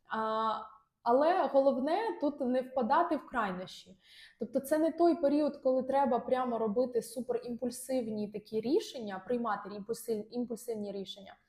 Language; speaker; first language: Ukrainian; non-native, local second language; Russian